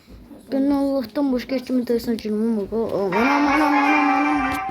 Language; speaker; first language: Turkish; non-native, learner; Azerbaijani